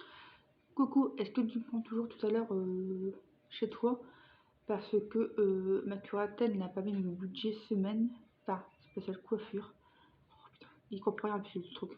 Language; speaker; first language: French; native; French